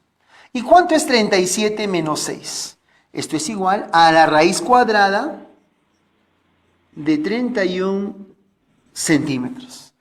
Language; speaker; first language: Spanish; native; Spanish